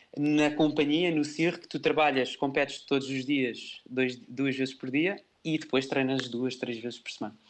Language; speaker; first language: Portuguese; native; Portuguese